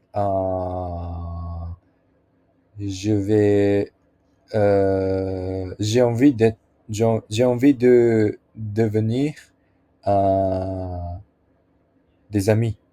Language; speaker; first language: French; non-native, learner; Japanese